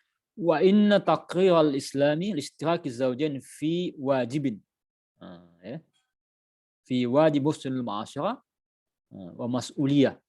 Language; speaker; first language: Arabic; non-native, fluent; Indonesian